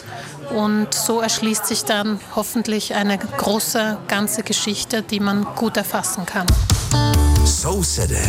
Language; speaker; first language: German; early bilingual, other home language; Slovak